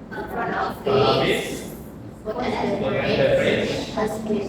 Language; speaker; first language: English; non-native, learner; Indonesian